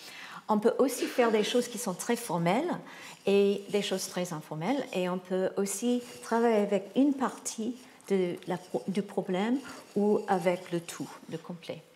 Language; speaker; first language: French; non-native, fluent; English